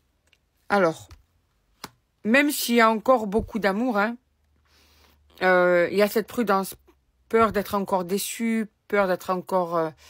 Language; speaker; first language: French; native; French